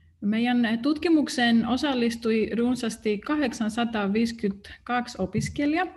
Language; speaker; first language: Finnish; non-native, fluent; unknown